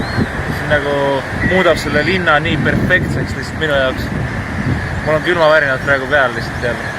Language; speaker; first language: Estonian; native; Estonian